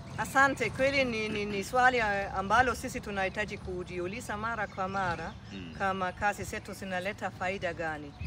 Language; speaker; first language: Swahili; non-native, fluent; German